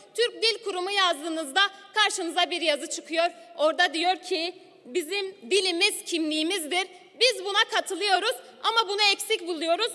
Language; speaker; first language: Turkish; non-native, local second language; Kurdish